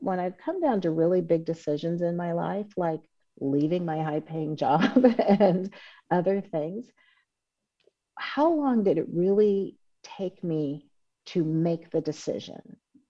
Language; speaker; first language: English; native; English